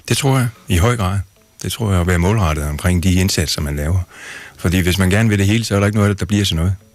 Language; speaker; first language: Danish; native; Danish